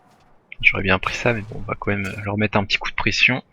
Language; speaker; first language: French; native; French